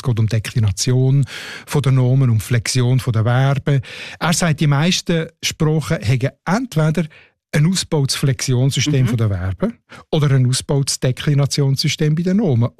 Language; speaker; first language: German; native; German